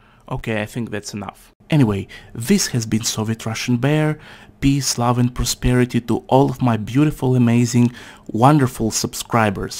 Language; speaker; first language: English; non-native, fluent; Russian